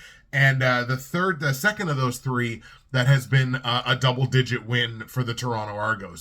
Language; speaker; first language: English; native; English